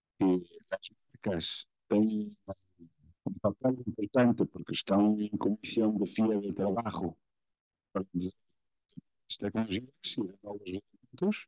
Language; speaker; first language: Spanish; non-native, fluent; Portuguese